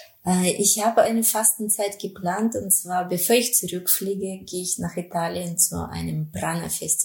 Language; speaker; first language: German; non-native, fluent; Russian